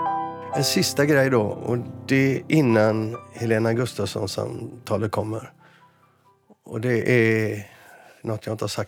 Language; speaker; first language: Swedish; native; Swedish